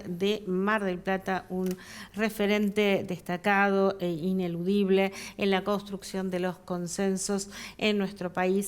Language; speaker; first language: Spanish; native; Spanish